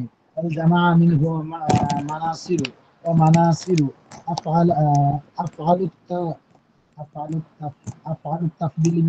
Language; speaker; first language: Arabic; non-native, learner; Bangla